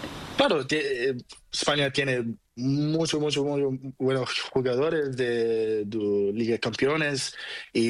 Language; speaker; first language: Spanish; non-native, learner; Portuguese